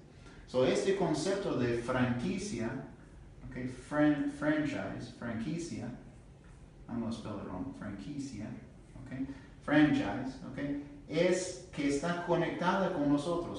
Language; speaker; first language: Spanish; non-native, learner; English